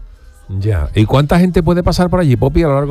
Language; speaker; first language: Spanish; native; Spanish